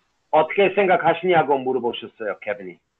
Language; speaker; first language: Korean; non-native, fluent; English